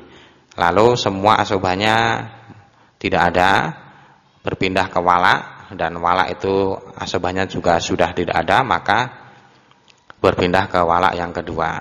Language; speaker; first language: Indonesian; native; Indonesian